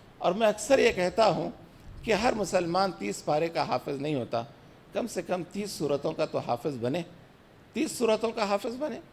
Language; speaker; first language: Urdu; native; Urdu